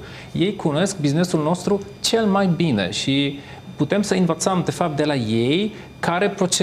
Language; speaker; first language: Romanian; non-native, fluent; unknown